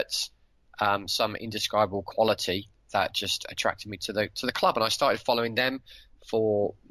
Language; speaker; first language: English; native; English